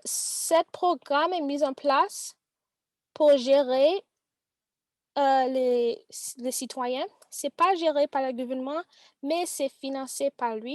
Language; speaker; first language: French; non-native, learner; English